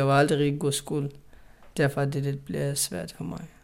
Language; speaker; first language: Danish; non-native, learner; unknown